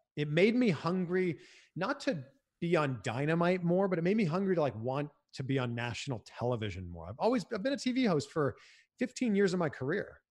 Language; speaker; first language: English; native; English